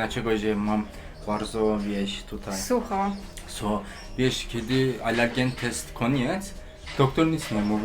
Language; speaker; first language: Polish; non-native, learner; Turkish